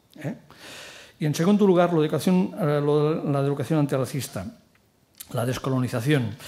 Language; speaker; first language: Spanish; non-native, local second language; Catalan